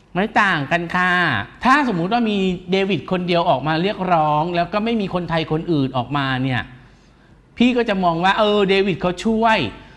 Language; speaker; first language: Thai; native; Thai